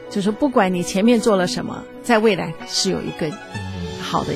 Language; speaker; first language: Chinese; native; Chinese